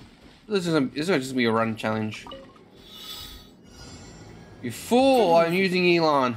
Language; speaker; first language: English; native; English